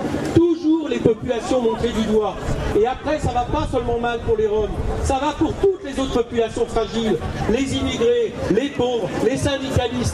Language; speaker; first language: French; native; French